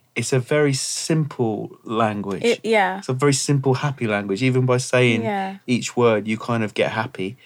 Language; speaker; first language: English; non-native, local second language; Swahili